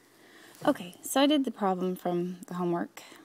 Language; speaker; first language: English; native; English